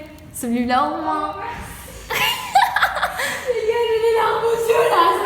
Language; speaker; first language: French; native; French